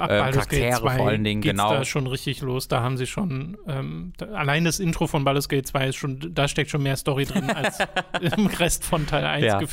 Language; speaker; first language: German; native; German